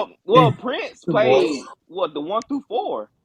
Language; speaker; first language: English; native; English